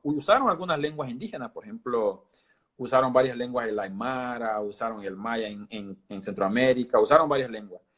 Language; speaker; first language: Spanish; non-native, local second language; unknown